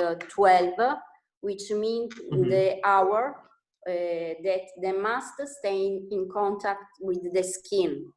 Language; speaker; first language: English; non-native, learner; Italian